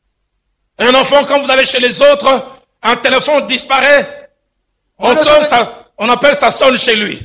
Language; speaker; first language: French; non-native, local second language; Lingala